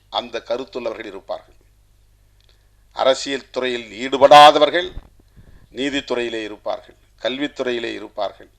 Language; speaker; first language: Tamil; native; Tamil